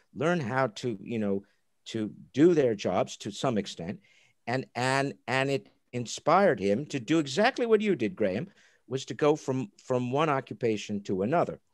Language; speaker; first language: English; native; English